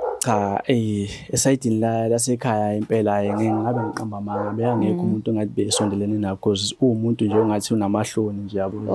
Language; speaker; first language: Zulu; native; Zulu